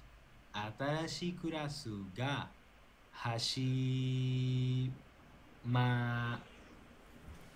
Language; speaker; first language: Japanese; non-native, learner; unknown